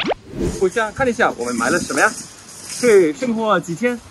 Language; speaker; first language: Chinese; non-native, fluent; German